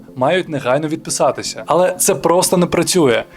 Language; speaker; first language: Ukrainian; non-native, local second language; Russian